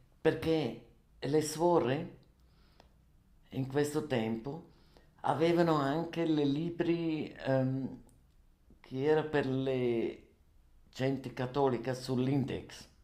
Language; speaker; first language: Italian; non-native, learner; German